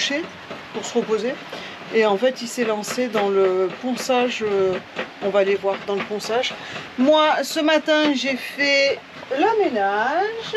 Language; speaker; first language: French; native; French